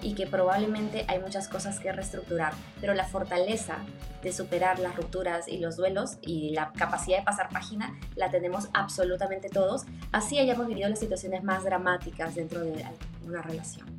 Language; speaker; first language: Spanish; native; Spanish